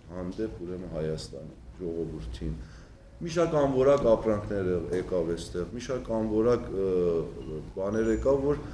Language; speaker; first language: Armenian; early bilingual, heritage; Armenian